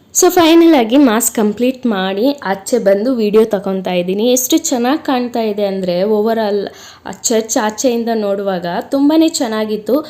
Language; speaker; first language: Kannada; native; Kannada